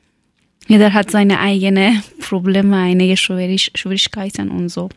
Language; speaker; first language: German; non-native, learner; Persian